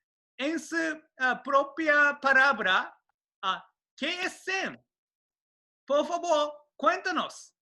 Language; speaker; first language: Spanish; non-native, fluent; Japanese